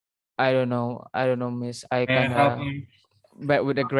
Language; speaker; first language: English; non-native, learner; Indonesian